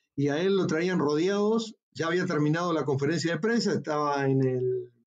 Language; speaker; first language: Spanish; native; Spanish